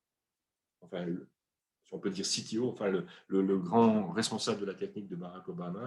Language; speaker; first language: French; native; French